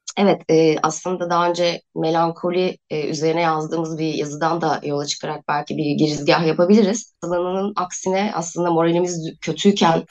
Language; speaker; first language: Turkish; native; Turkish